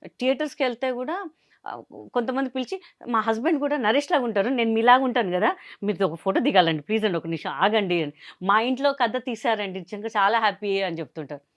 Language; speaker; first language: Telugu; non-native, local second language; Hindi